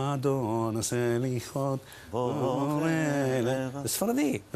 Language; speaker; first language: Hebrew; early bilingual, other home language; Arabic